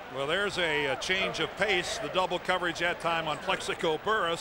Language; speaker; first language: English; native; English